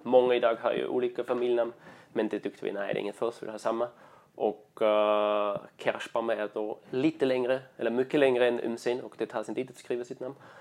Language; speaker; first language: Swedish; non-native, fluent; German